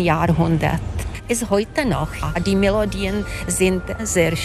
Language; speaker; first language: German; non-native, fluent; Czech